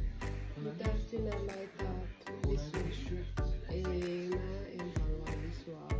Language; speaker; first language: Finnish; non-native, learner; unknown